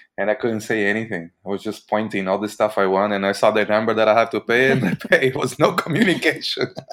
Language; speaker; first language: English; early bilingual, other home language; Portuguese